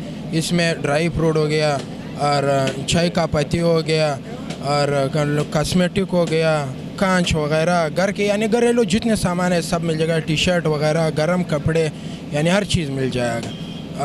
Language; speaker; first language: Hindi; non-native, local second language; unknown